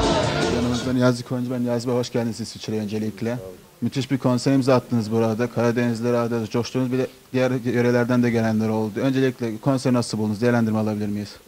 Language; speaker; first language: Turkish; native; Turkish